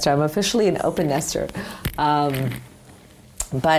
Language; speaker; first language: English; native; English